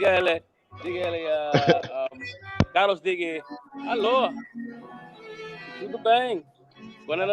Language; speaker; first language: Portuguese; non-native, learner; English